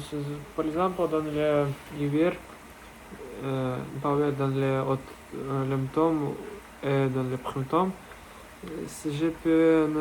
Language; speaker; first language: French; non-native, learner; Russian